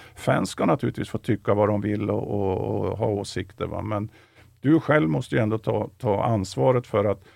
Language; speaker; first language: Swedish; native; Swedish